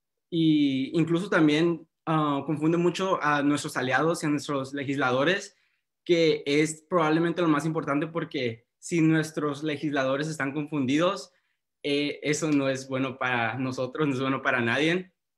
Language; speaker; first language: Spanish; early bilingual, heritage; Spanish